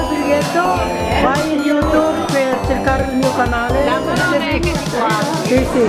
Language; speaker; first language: Italian; non-native, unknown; Filipino